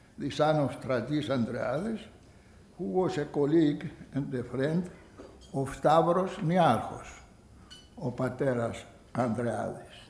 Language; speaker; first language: English; non-native, fluent; Greek